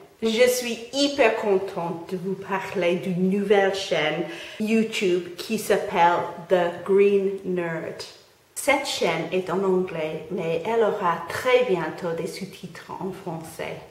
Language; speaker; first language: French; non-native, fluent; English